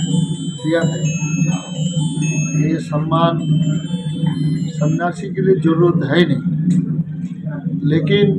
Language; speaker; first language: Hindi; non-native, local second language; Bangla